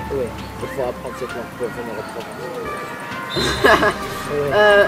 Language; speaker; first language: French; non-native, learner; English